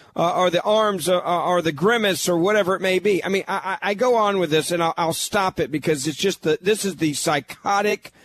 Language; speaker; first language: English; native; English